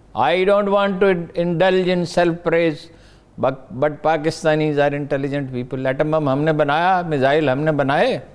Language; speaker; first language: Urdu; native; Urdu